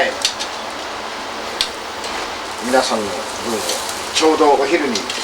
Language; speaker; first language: Japanese; native; Japanese